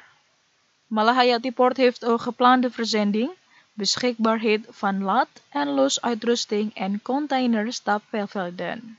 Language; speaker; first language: Dutch; non-native, fluent; Indonesian